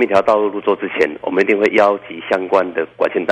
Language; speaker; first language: Chinese; native; Chinese